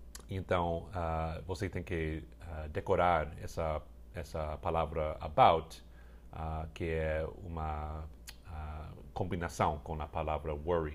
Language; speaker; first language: Portuguese; non-native, fluent; English